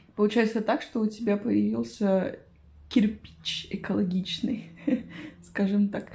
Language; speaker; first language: Russian; non-native, fluent; Spanish